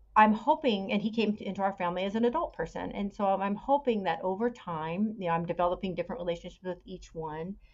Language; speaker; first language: English; native; English